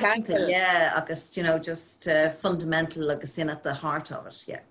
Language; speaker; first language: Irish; non-native, local second language; English